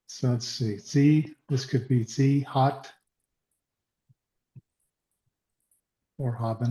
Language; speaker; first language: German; non-native, learner; English